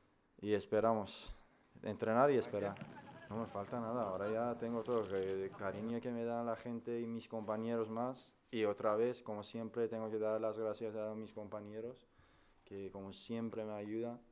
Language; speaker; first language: Spanish; non-native, fluent; Persian